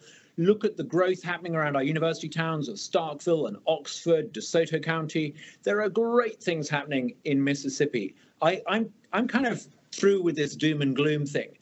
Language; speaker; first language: English; native; English